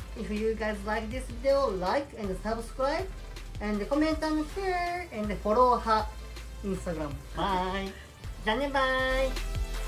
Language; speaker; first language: English; non-native, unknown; Japanese